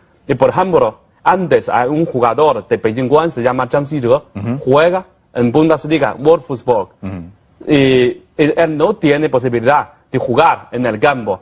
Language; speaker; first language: Spanish; non-native, fluent; Chinese